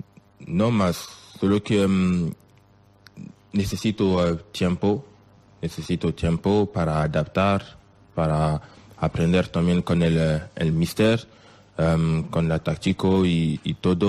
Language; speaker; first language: Spanish; non-native, learner; French